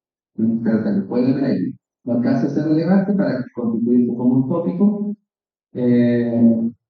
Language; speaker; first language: Spanish; native; Spanish